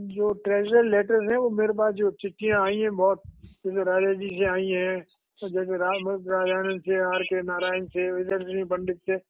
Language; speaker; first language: Hindi; native; Hindi